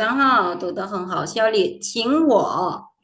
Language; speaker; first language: Chinese; non-native, fluent; Indonesian